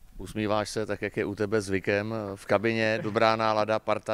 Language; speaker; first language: Czech; native; Czech